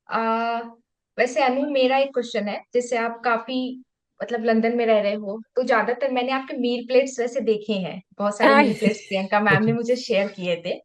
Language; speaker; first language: Hindi; native; Hindi